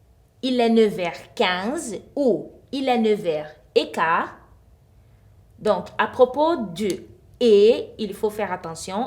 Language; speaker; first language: French; non-native, fluent; Portuguese